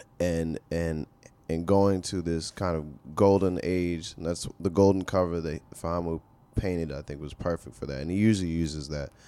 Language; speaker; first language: English; native; English